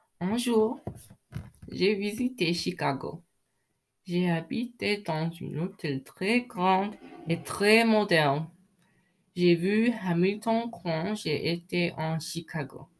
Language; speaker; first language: French; non-native, learner; English